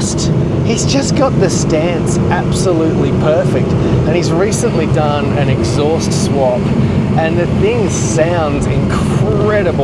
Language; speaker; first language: English; native; English